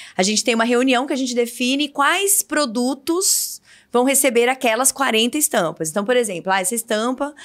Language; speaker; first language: Portuguese; native; Portuguese